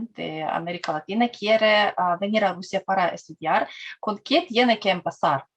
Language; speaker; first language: Spanish; non-native, learner; Russian